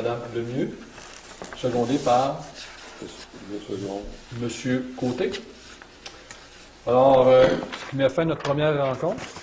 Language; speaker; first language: French; native; French